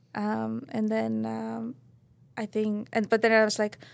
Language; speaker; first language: English; non-native, fluent; Estonian